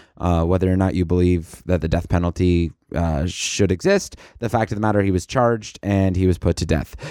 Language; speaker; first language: English; native; English